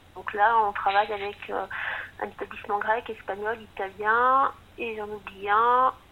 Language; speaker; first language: French; native; French